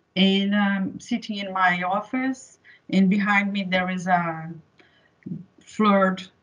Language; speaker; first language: English; non-native, fluent; Portuguese